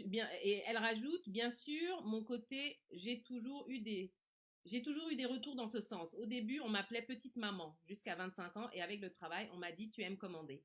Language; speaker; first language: French; native; French